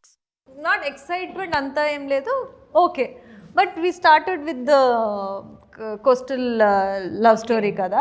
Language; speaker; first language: Telugu; non-native, learner; Kannada